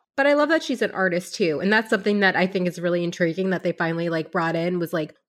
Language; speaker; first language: English; early bilingual, other home language; Hindi